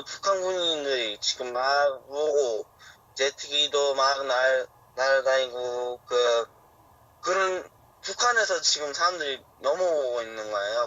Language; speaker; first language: Korean; early bilingual, heritage; Korean